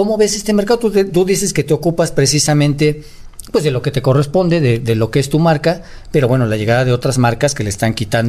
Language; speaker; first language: Spanish; native; Spanish